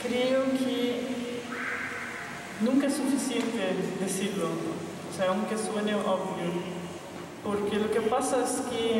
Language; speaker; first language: Spanish; non-native, local second language; Portuguese